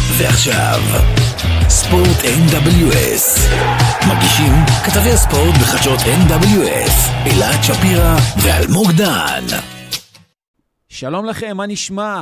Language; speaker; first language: Hebrew; native; Hebrew